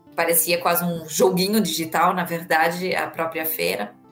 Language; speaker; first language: Portuguese; non-native, fluent; German